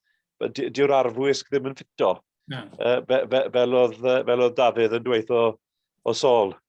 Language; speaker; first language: Welsh; native; Welsh